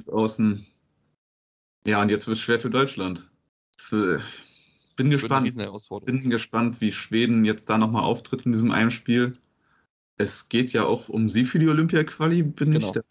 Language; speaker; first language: German; native; German